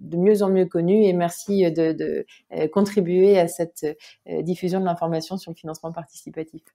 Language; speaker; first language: French; native; French